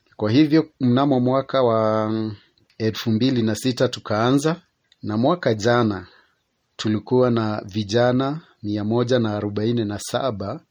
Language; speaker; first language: Swahili; non-native, local second language; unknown